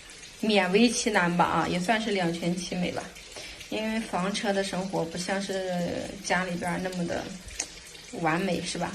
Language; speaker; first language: Chinese; native; Chinese